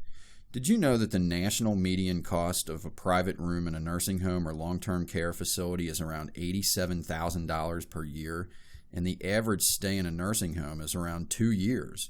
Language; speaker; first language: English; native; English